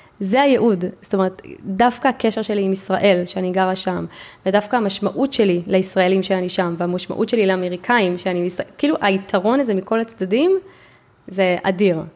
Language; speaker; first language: Hebrew; native; Hebrew